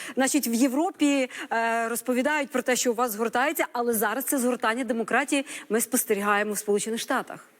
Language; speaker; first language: Ukrainian; native; Ukrainian